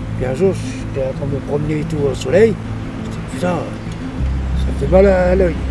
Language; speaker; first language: French; native; French